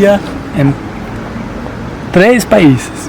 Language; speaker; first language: Portuguese; non-native, learner; Dutch